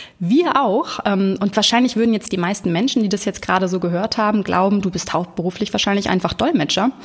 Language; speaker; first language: German; native; German